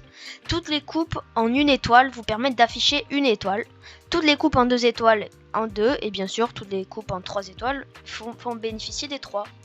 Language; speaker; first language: French; native; French